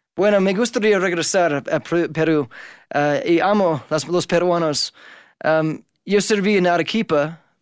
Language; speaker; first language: Spanish; non-native, fluent; English